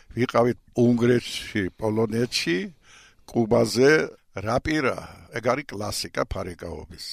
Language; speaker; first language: Georgian; non-native, local second language; Russian